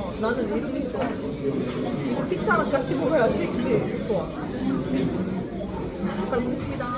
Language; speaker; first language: Korean; non-native, learner; Arabic